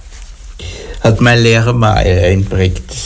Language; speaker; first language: German; native; German